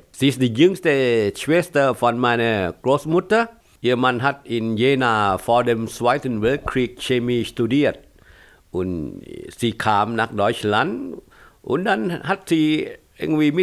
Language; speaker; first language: German; non-native, fluent; Thai